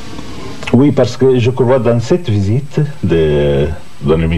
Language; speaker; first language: French; non-native, fluent; Arabic